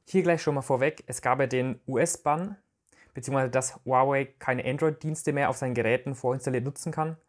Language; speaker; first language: German; native; German